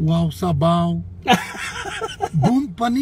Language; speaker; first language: Filipino; non-native, learner; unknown